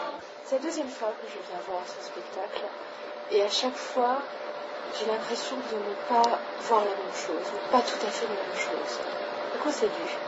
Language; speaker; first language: French; native; French